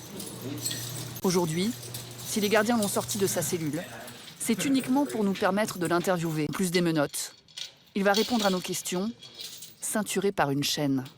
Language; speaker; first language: French; native; French